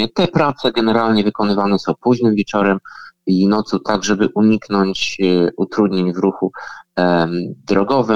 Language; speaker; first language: Polish; native; Polish